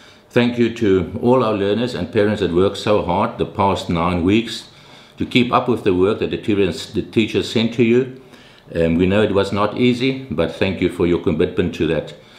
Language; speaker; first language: English; non-native, local second language; Afrikaans